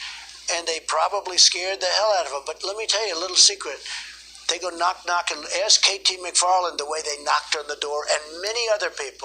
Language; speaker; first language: English; native; English